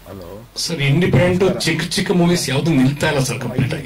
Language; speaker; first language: Kannada; native; Kannada